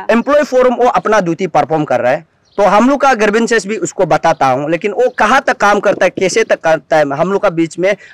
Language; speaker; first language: Hindi; non-native, local second language; Nyishi